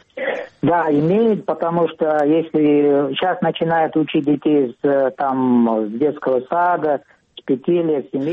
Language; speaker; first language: Russian; non-native, local second language; Kyrgyz